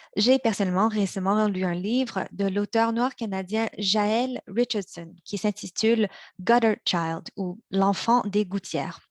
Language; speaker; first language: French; early bilingual, other home language; Chinese